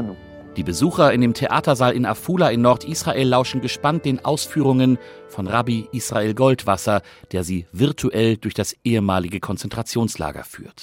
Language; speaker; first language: German; native; German